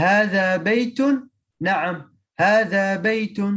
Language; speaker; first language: Arabic; non-native, learner; English